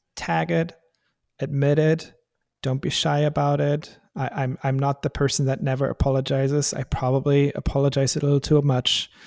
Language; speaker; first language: English; non-native, fluent; German